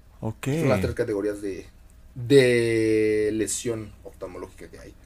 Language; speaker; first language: Spanish; native; Spanish